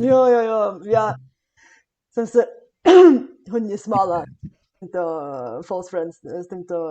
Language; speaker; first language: Czech; non-native, fluent; Bulgarian